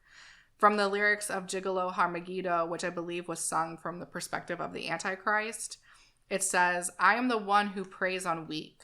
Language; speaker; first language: English; native; English